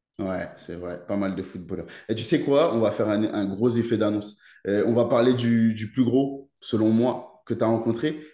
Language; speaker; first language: French; native; French